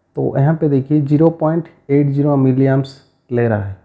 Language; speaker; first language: Hindi; non-native, local second language; Odia